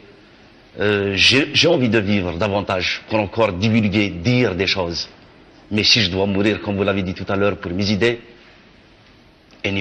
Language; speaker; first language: French; non-native, local second language; Kabyle